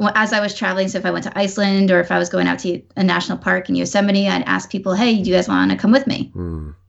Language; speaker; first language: English; native; English